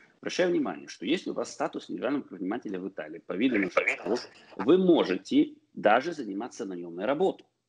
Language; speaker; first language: Russian; early bilingual, heritage; Russian